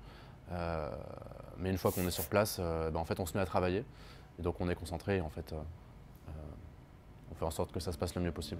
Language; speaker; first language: French; native; French